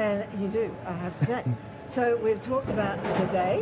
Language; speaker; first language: English; native; English